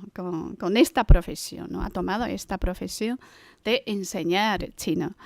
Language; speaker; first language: Spanish; non-native, fluent; Chinese